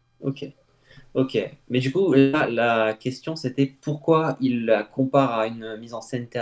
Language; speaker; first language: French; native; French